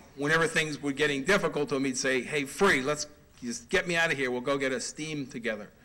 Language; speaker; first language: English; native; English